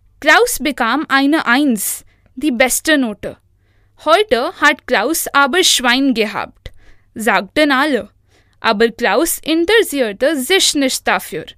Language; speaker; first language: German; non-native, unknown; Hindi